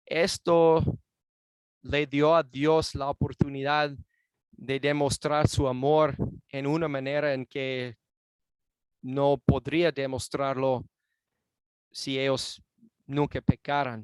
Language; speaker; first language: Spanish; non-native, fluent; English